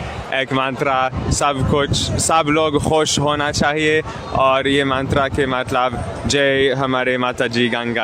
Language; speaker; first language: Hindi; non-native, learner; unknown